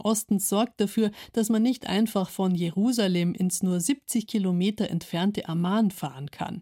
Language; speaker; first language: German; native; German